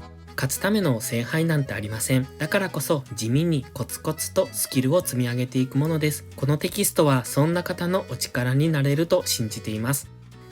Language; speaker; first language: Japanese; native; Japanese